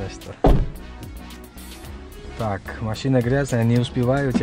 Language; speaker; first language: Russian; non-native, local second language; Uzbek